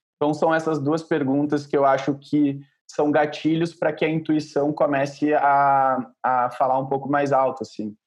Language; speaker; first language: Portuguese; native; Portuguese